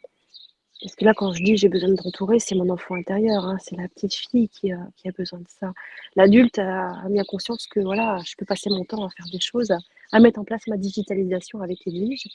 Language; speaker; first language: French; native; French